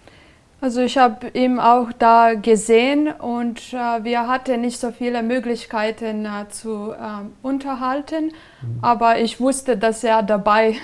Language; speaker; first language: German; non-native, fluent; Serbian